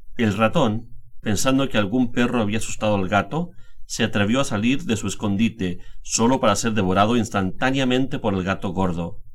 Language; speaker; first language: Spanish; native; Spanish